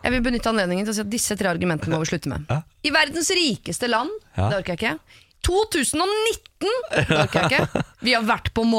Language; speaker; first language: Norwegian; native; Norwegian